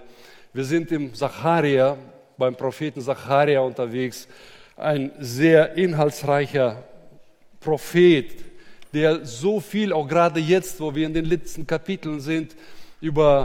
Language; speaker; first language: German; native; German